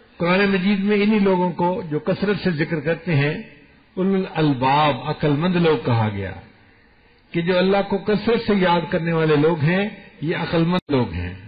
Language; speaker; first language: Urdu; non-native, local second language; Punjabi